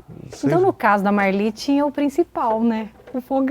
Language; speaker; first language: Portuguese; native; Portuguese